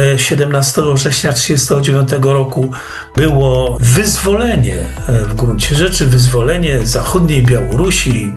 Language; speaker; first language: Polish; native; Polish